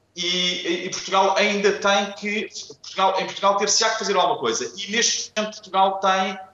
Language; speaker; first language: Portuguese; non-native, fluent; German